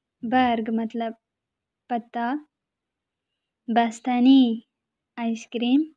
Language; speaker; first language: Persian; non-native, fluent; Urdu